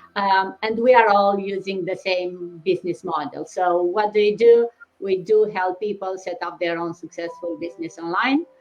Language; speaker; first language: English; non-native, fluent; Romanian